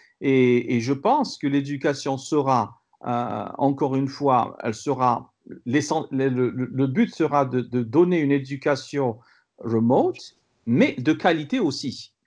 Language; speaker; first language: French; non-native, local second language; Kabyle